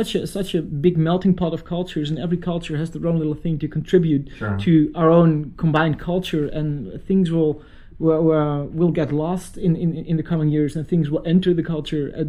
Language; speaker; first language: English; non-native, fluent; Dutch